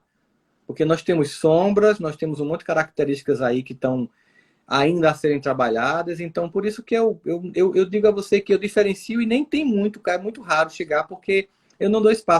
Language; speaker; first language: Portuguese; native; Portuguese